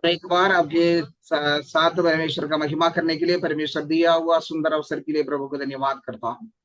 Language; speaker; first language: Hindi; non-native, local second language; Malayalam